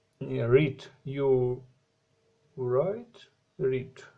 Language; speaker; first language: English; non-native, learner; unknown